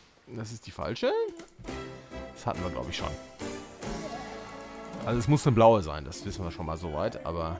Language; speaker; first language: German; native; German